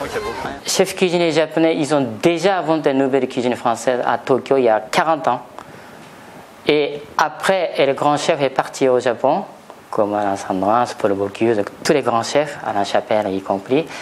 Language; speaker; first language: French; non-native, fluent; Japanese